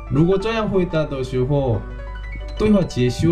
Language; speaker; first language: Chinese; non-native, learner; Korean